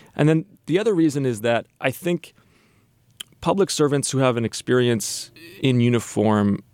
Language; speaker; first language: English; native; English